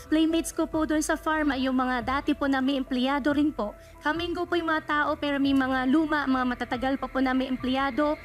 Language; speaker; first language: Filipino; native; Filipino